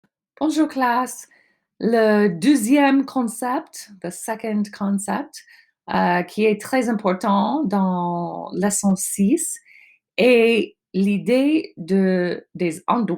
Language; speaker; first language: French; non-native, fluent; English